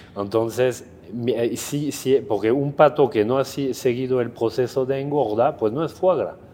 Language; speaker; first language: Spanish; non-native, fluent; French